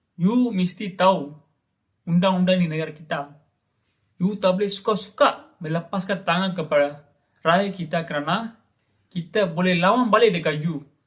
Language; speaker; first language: Malay; non-native, local second language; Tamil